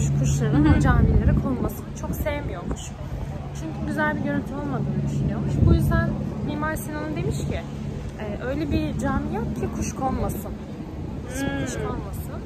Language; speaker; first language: Turkish; native; Turkish